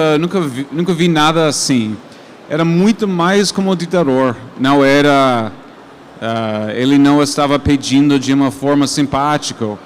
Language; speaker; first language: Portuguese; non-native, fluent; English